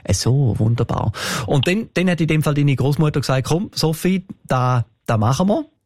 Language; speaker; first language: German; native; German